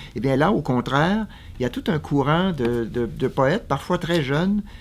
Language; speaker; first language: French; native; French